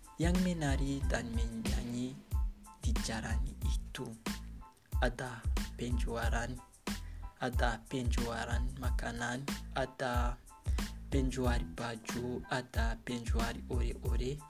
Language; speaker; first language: Indonesian; non-native, learner; Kinyarwanda